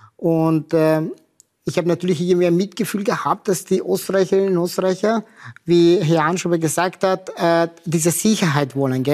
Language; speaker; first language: German; non-native, fluent; Persian